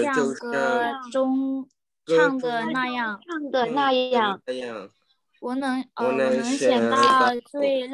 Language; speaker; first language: Chinese; non-native, learner; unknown